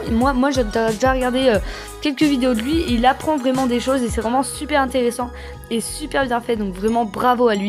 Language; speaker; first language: French; native; French